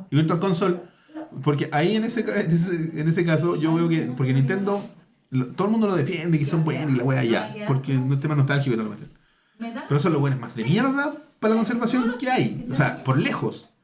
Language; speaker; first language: Spanish; native; Spanish